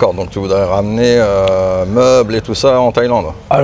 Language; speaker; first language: French; native; French